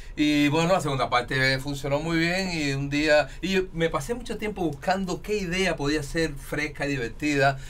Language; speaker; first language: Spanish; native; Spanish